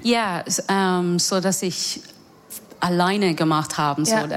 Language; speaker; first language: German; non-native, fluent; English